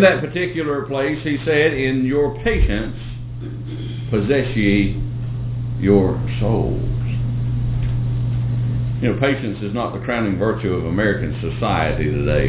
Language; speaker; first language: English; native; English